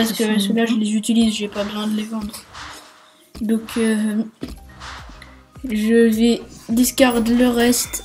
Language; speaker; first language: French; native; French